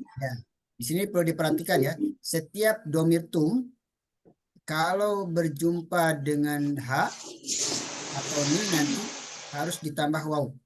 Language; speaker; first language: Indonesian; native; Indonesian